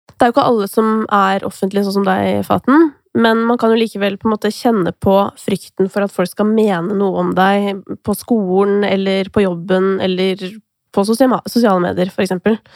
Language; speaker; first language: Norwegian; native; Norwegian